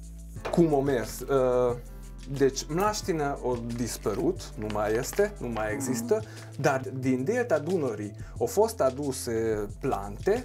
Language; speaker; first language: Romanian; non-native, local second language; Hungarian